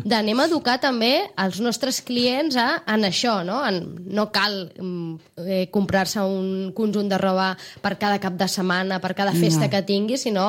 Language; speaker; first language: Catalan; native; Catalan